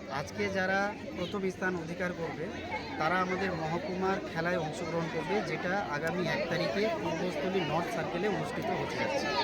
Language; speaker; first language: Bangla; native; Bangla